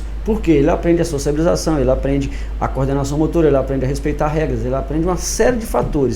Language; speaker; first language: Portuguese; native; Portuguese